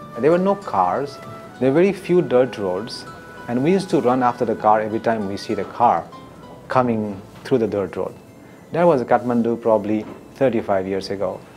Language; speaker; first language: English; non-native, local second language; Newari